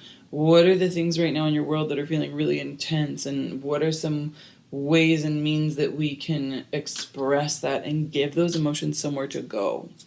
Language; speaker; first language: English; native; English